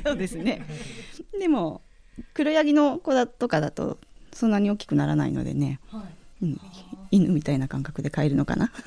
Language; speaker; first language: Japanese; native; Japanese